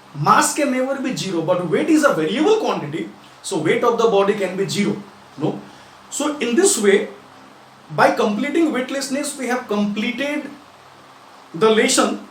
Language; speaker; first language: English; non-native, local second language; Nepali